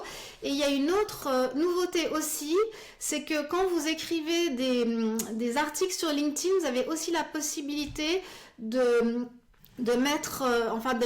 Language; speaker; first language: French; native; French